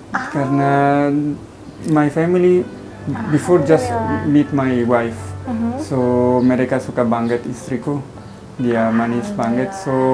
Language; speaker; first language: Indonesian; non-native, learner; Italian